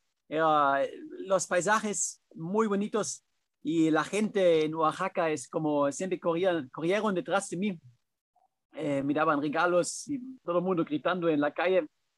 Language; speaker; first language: Spanish; non-native, fluent; German